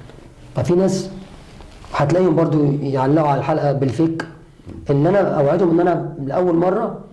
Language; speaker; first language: Arabic; native; Arabic